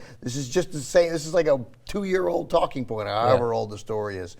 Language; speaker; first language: English; native; English